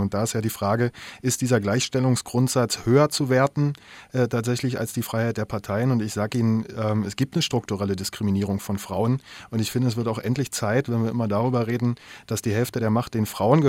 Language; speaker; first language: German; native; German